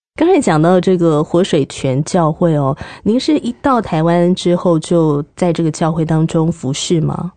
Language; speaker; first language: Chinese; native; Chinese